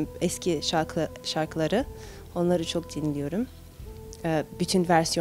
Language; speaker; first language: Turkish; early bilingual, heritage; Turkish